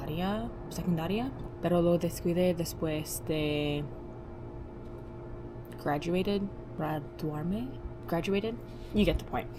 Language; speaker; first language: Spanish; non-native, learner; English